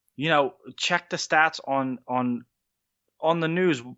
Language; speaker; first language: English; native; English